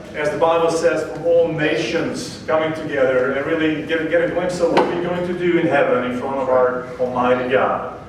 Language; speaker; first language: English; non-native, fluent; Hungarian